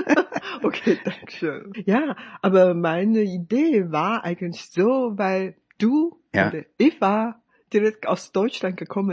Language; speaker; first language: German; non-native, fluent; Chinese